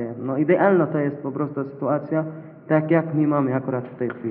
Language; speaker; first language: Polish; non-native, learner; Arabic